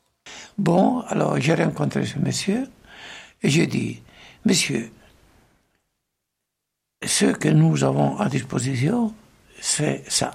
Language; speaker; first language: French; non-native, fluent; Italian